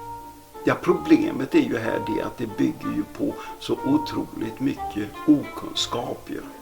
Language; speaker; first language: Swedish; native; Swedish